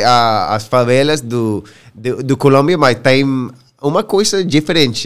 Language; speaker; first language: Portuguese; non-native, learner; English